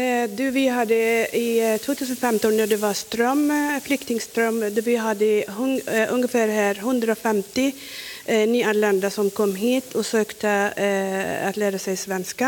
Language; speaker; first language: Swedish; non-native, fluent; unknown